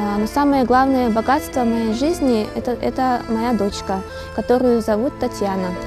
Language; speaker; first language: Russian; non-native, local second language; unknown